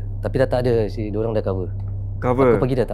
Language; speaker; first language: Malay; native; Malay